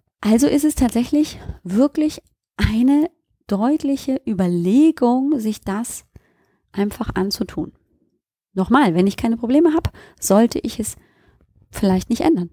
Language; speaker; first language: German; native; German